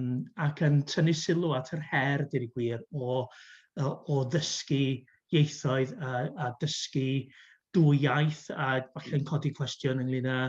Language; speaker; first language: Welsh; native; Welsh